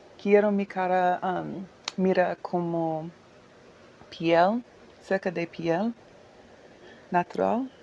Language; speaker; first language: Spanish; non-native, learner; English